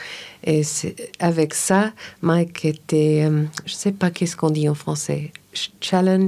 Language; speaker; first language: French; non-native, learner; English